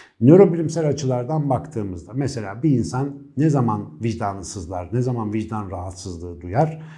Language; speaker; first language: Turkish; native; Turkish